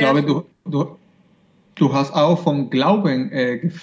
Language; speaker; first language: German; non-native, fluent; Spanish